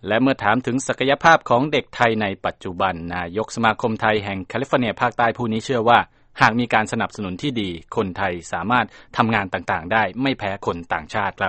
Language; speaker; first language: Thai; native; Thai